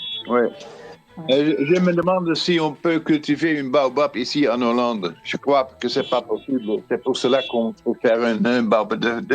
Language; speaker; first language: French; non-native, fluent; Dutch